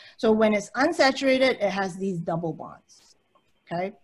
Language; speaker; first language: English; early bilingual, other home language; Chinese